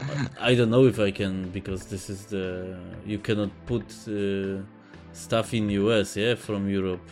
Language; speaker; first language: English; non-native, fluent; Polish